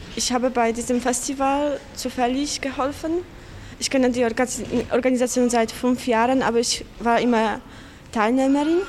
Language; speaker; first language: German; non-native, fluent; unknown